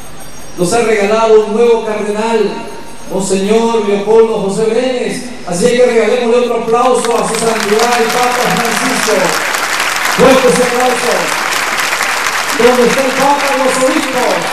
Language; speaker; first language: Spanish; native; Spanish